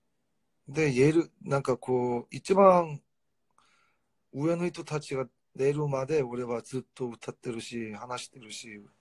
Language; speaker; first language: Japanese; non-native, fluent; Korean